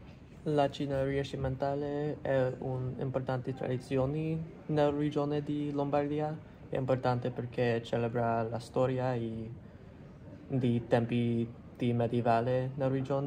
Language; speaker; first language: Italian; non-native, learner; English